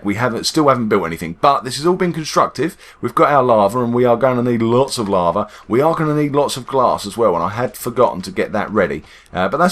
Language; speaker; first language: English; native; English